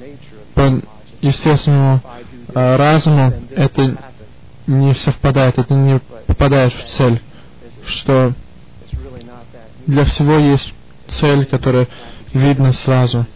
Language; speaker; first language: Russian; early bilingual, heritage; Russian